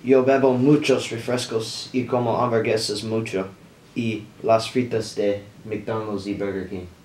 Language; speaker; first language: Spanish; non-native, learner; English